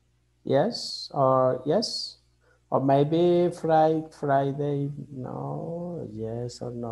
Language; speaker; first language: English; non-native, learner; Spanish